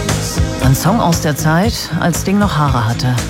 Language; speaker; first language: German; native; German